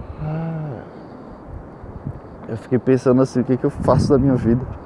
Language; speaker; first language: Portuguese; native; Portuguese